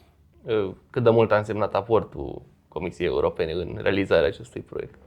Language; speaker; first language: Romanian; native; Romanian